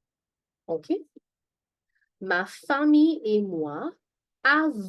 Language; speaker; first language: French; non-native, fluent; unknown